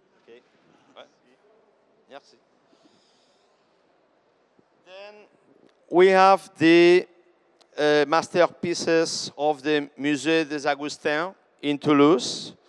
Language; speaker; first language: English; non-native, fluent; Catalan